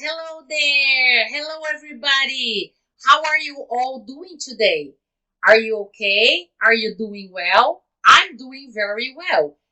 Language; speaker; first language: English; non-native, fluent; Portuguese